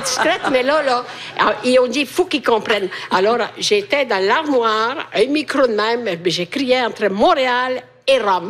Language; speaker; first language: French; non-native, fluent; Italian